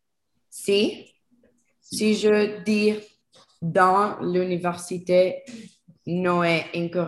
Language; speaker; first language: French; non-native, learner; Spanish